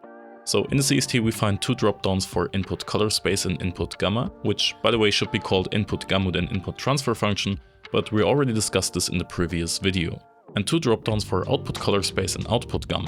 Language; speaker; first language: English; non-native, fluent; German